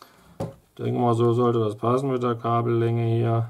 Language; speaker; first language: German; native; German